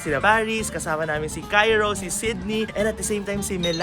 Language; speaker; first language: Filipino; non-native, local second language; Bikol